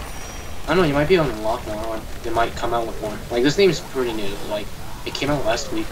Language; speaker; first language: English; native; English